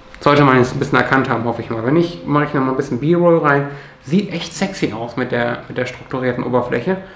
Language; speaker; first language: German; native; German